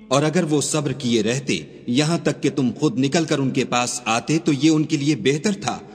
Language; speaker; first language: Urdu; native; Urdu